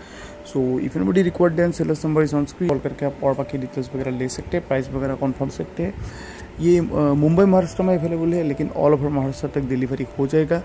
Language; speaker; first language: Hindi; native; Hindi